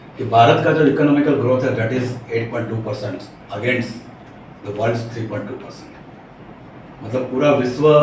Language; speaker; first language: Hindi; non-native, local second language; Gujarati